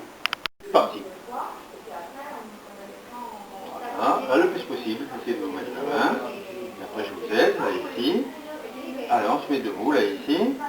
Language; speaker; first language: French; native; French